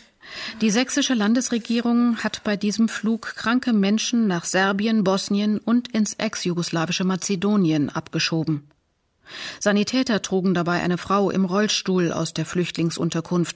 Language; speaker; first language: German; native; German